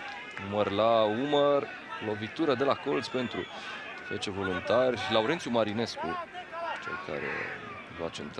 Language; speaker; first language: Romanian; native; Romanian